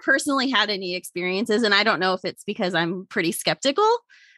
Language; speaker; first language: English; native; English